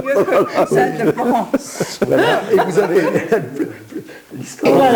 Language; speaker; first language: French; native; French